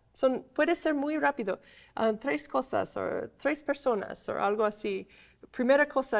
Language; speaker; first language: Spanish; non-native, fluent; English